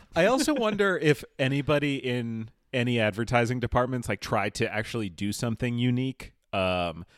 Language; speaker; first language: English; native; English